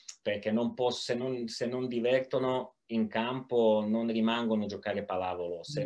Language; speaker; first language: Italian; non-native, learner; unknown